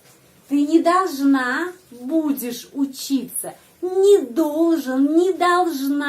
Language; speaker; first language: Russian; non-native, fluent; Indonesian